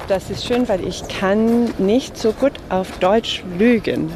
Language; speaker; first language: German; non-native, fluent; English